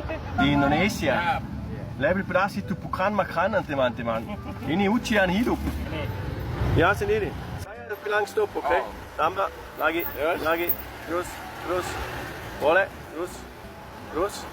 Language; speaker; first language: Indonesian; non-native, fluent; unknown